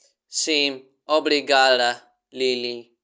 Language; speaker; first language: Portuguese; non-native, learner; Spanish